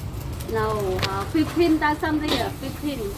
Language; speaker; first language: English; non-native, learner; Khmer